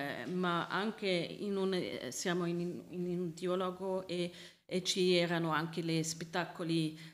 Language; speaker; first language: Italian; non-native, learner; Swiss German